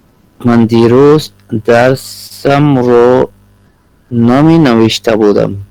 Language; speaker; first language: Persian; non-native, learner; Urdu